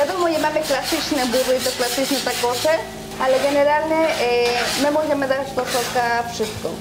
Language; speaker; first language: Polish; non-native, learner; Spanish